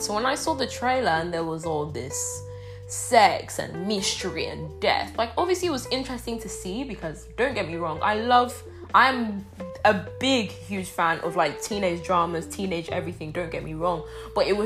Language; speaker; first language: English; non-native, local second language; Yoruba